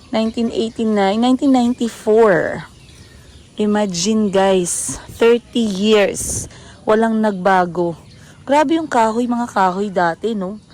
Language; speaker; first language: Filipino; non-native, local second language; Hiligaynon